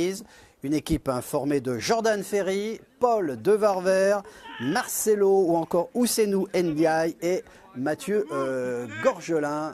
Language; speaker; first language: French; native; French